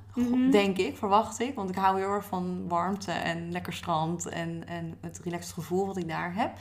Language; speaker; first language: Dutch; native; Dutch